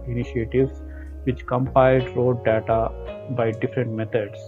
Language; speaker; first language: English; non-native, local second language; Kannada